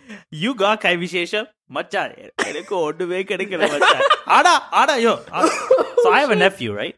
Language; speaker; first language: English; early bilingual, other home language; Tamil